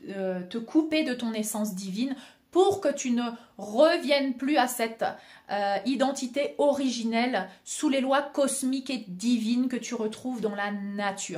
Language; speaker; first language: French; native; French